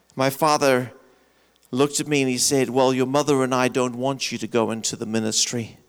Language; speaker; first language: English; native; English